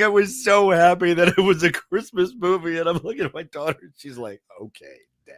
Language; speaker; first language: English; native; English